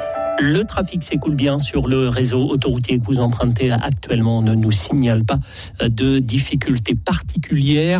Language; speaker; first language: French; native; French